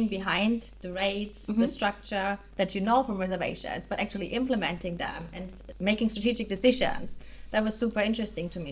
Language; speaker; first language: English; non-native, fluent; German